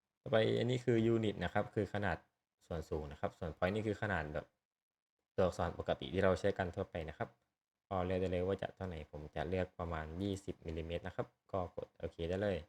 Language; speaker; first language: Thai; native; Thai